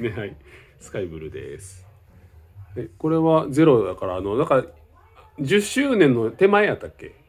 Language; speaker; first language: Japanese; native; Japanese